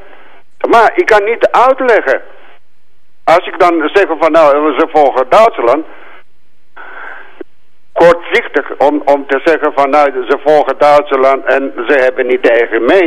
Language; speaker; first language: Dutch; non-native, fluent; Greek